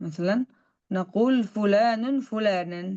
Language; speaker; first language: Arabic; non-native, fluent; Indonesian